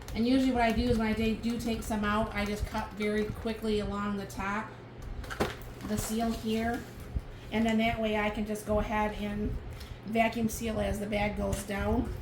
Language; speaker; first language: English; native; English